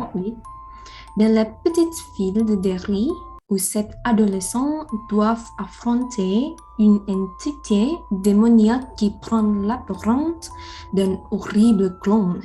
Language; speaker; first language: French; non-native, learner; Indonesian